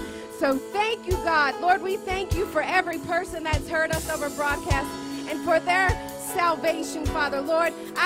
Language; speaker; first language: English; native; English